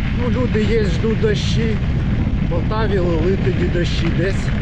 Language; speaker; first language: Ukrainian; native; Ukrainian